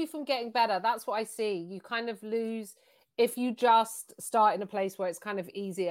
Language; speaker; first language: English; native; English